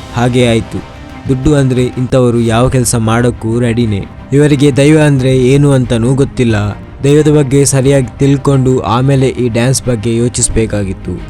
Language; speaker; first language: Kannada; non-native, local second language; Tulu